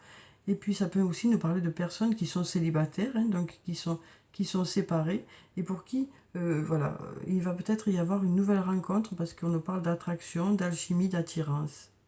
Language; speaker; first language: French; native; French